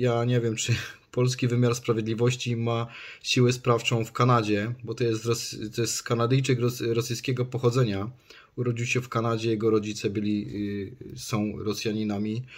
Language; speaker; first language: Polish; native; Polish